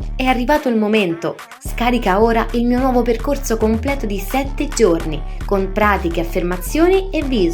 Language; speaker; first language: Italian; native; Italian